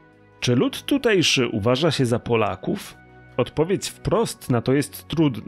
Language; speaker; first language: Polish; native; Polish